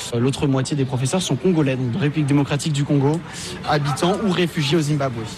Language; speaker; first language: French; native; French